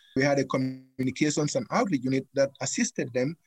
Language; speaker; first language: English; non-native, local second language; Fula